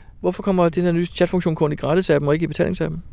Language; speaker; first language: Danish; native; Danish